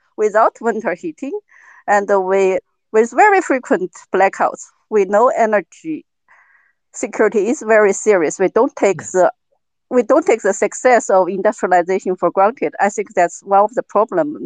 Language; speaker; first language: English; non-native, fluent; Chinese